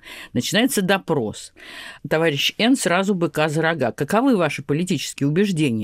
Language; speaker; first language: Russian; native; Russian